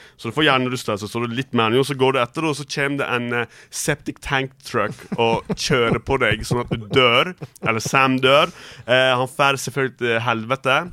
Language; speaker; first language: Norwegian; early bilingual, other home language; Turkish